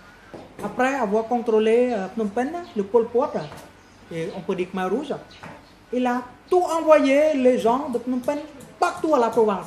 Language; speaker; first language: French; non-native, fluent; Khmer